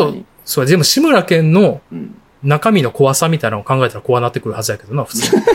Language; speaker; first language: Japanese; native; Japanese